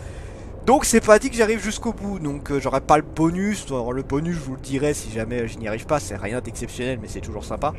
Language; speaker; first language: French; native; French